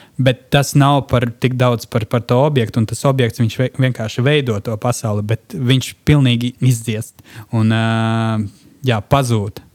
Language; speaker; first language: Latvian; non-native, local second language; Russian